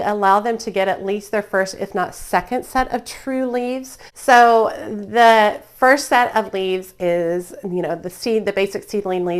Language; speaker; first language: English; native; English